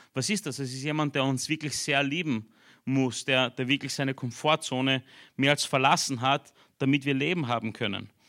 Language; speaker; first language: German; early bilingual, other home language; Romanian